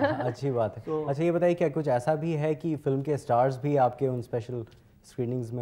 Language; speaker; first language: Hindi; native; Hindi